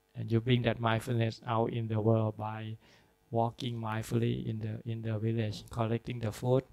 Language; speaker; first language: English; non-native, fluent; Thai